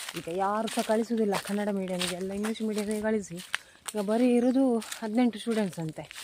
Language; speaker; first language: Kannada; non-native, local second language; Tulu